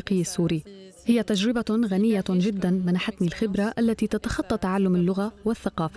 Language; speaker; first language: Arabic; non-native, fluent; French